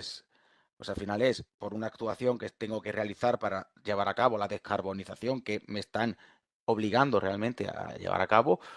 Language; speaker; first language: Spanish; native; Spanish